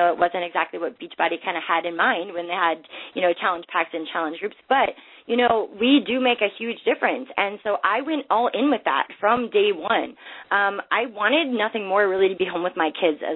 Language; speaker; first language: English; native; English